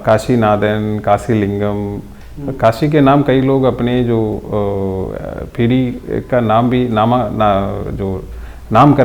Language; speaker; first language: Hindi; non-native, local second language; Tamil